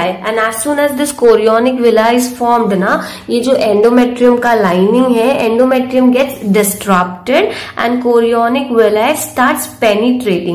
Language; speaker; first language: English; non-native, local second language; Hindi